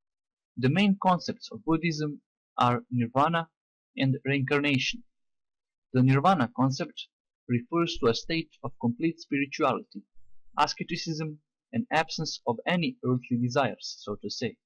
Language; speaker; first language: English; non-native, fluent; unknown